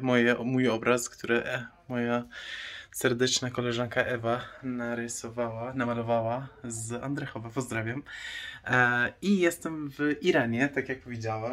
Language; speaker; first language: Polish; non-native, fluent; Persian